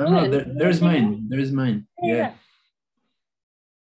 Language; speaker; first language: English; non-native, fluent; Spanish